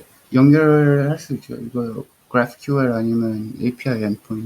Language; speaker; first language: Korean; early bilingual, heritage; Korean